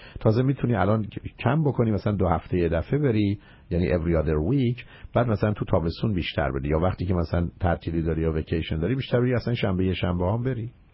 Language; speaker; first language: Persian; native; Persian